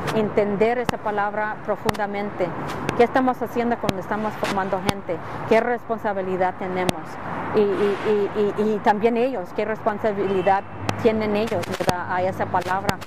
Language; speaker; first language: Spanish; early bilingual, other home language; English